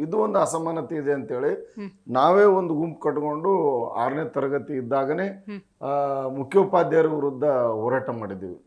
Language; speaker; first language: Kannada; native; Kannada